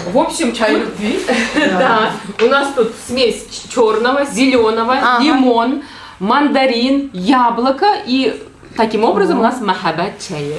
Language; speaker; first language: Russian; native; Russian